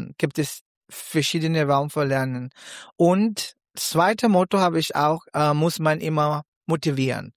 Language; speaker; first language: German; non-native, learner; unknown